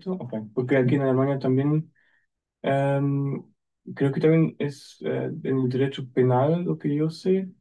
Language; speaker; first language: Spanish; non-native, fluent; German